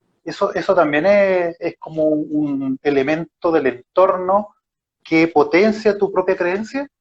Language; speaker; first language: Spanish; native; Spanish